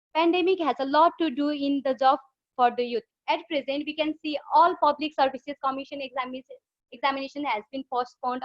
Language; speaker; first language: English; non-native, local second language; Nepali